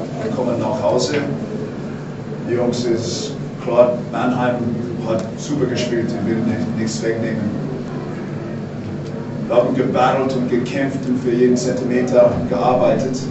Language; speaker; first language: German; non-native, fluent; English